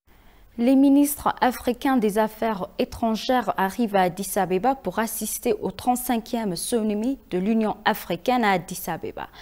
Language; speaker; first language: French; non-native, fluent; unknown